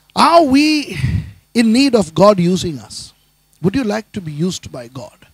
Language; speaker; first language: English; non-native, local second language; Tamil